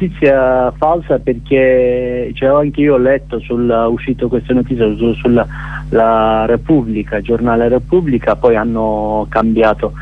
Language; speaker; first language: Italian; non-native, learner; Kurdish